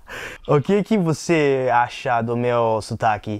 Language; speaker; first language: Portuguese; non-native, learner; English